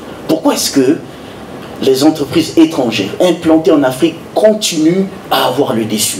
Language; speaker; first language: French; non-native, local second language; Sango